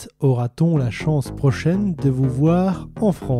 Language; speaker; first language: French; native; French